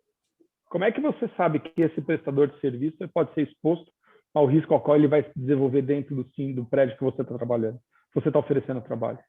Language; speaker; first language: Portuguese; native; Portuguese